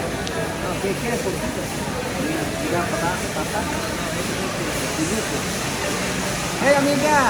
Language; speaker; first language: Spanish; non-native, learner; Filipino